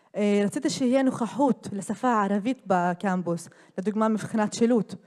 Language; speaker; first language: Hebrew; non-native, local second language; Arabic